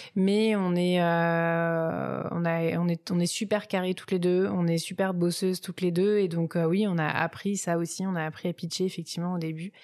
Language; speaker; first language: French; native; French